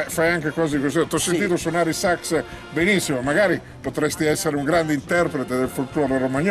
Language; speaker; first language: Italian; native; Italian